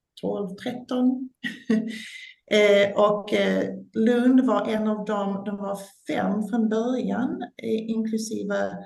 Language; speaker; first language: Swedish; non-native, fluent; English